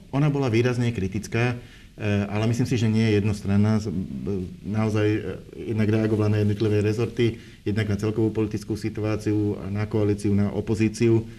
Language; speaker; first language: Slovak; native; Slovak